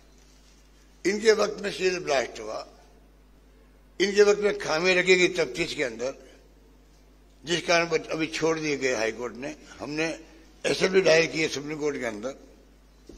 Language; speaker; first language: Hindi; native; Hindi